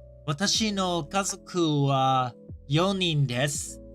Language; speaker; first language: Japanese; non-native, learner; English